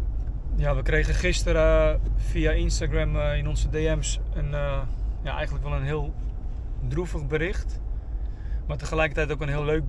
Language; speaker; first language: Dutch; native; Dutch